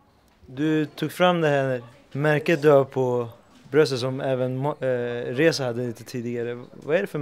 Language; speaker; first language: Swedish; native; Swedish